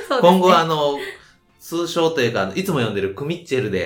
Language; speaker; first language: Japanese; native; Japanese